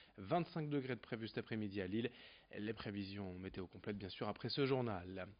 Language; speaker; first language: French; native; French